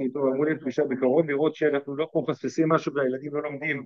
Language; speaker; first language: Hebrew; native; Hebrew